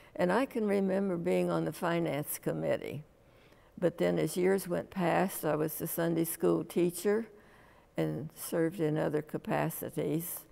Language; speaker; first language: English; native; English